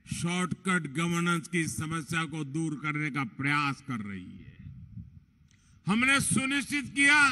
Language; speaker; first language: Hindi; non-native, local second language; Gujarati